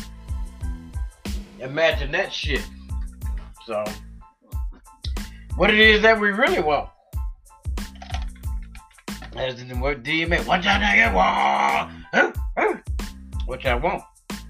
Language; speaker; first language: English; native; English